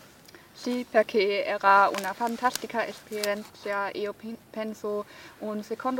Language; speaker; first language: Italian; non-native, learner; German